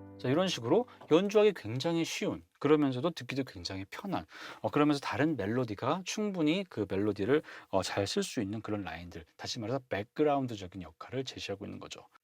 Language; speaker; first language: Korean; native; Korean